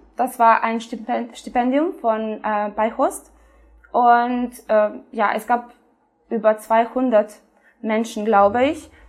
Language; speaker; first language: German; non-native, fluent; Serbian